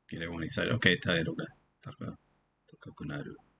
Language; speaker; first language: Japanese; non-native, fluent; English